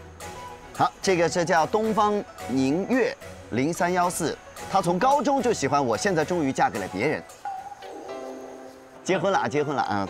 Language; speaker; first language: Chinese; native; Chinese